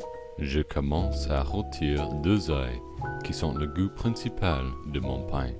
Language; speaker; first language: French; non-native, learner; English